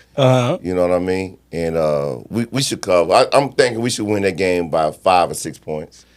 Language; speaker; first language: English; native; English